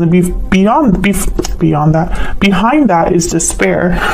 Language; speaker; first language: English; native; English